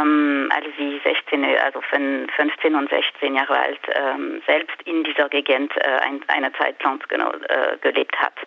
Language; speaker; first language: German; non-native, fluent; French